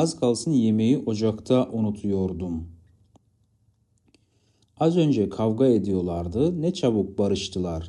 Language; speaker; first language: Turkish; non-native, fluent; Kazakh